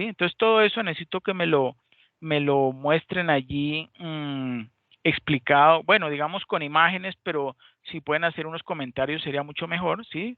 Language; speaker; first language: Spanish; native; Spanish